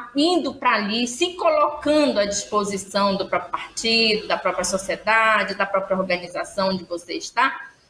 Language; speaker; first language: Portuguese; native; Portuguese